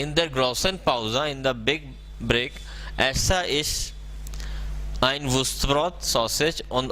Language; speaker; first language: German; non-native, learner; Hindi